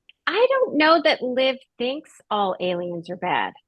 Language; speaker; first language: English; native; English